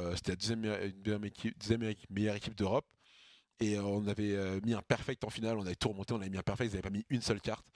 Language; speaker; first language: French; native; French